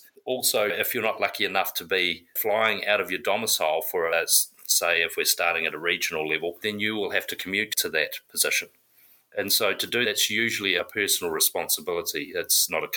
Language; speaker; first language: English; native; English